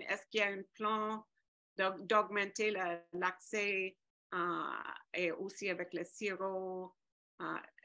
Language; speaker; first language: French; non-native, fluent; English